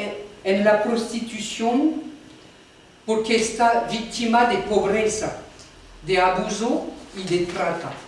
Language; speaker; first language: Spanish; non-native, fluent; French